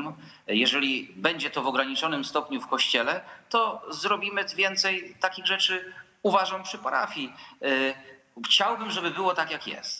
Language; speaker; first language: Polish; native; Polish